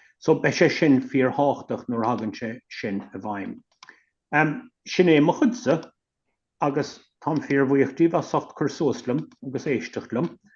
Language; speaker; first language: Irish; native; Irish